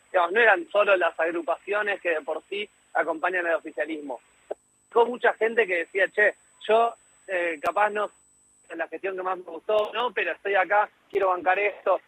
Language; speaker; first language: Spanish; native; Spanish